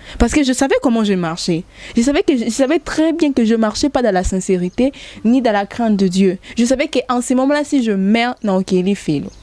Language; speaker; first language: French; non-native, local second language; Lingala